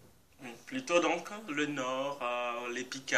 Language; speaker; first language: French; non-native, fluent; Portuguese